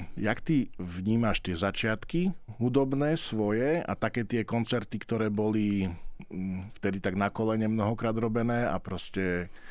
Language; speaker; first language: Slovak; native; Slovak